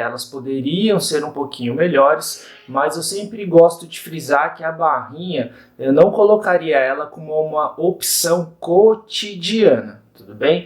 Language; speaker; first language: Portuguese; native; Portuguese